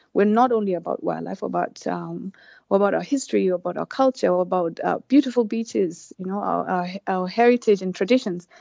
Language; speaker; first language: English; non-native, local second language; Swahili